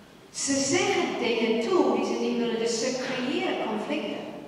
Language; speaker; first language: Dutch; non-native, fluent; English